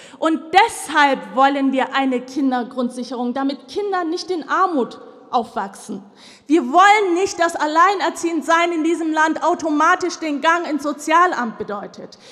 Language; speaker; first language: German; early bilingual, other home language; Turkish